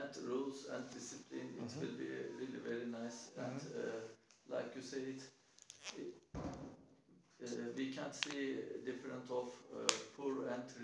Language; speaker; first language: English; non-native, learner; Turkish